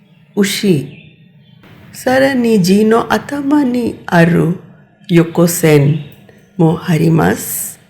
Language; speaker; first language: Japanese; non-native, fluent; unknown